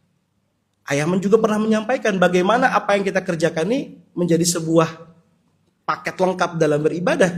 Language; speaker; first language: Indonesian; native; Indonesian